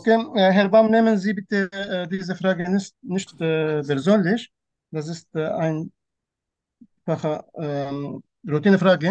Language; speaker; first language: German; non-native, fluent; Turkish